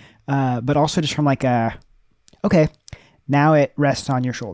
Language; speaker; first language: English; native; English